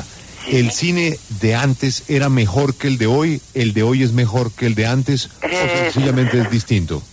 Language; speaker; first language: Spanish; native; Spanish